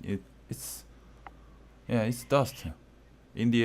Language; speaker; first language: English; non-native, learner; Korean